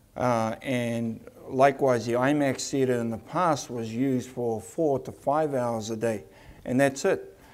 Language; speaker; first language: English; native; English